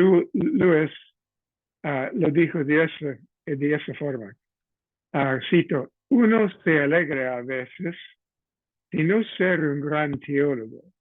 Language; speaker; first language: Spanish; non-native, fluent; English